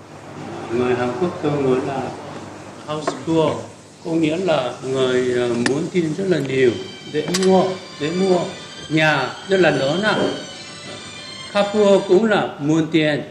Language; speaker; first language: Vietnamese; non-native, fluent; Korean